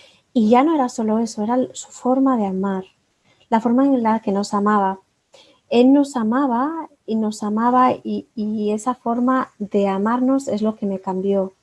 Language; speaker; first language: Spanish; native; Spanish